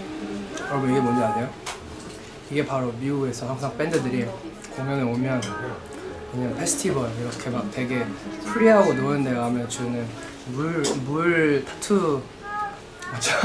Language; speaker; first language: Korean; early bilingual, heritage; Korean